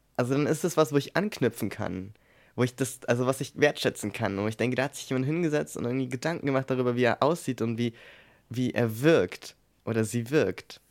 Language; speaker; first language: German; native; German